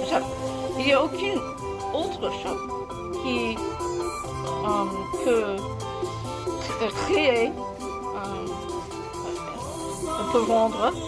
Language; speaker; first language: French; non-native, learner; English